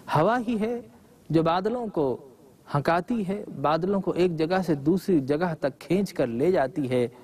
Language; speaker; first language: Urdu; native; Urdu